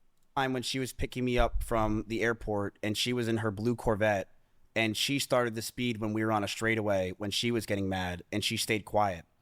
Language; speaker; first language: English; native; English